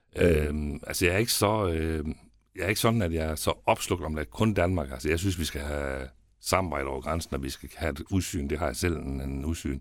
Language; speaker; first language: Danish; native; Danish